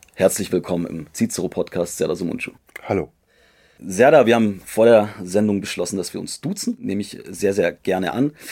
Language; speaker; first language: German; native; German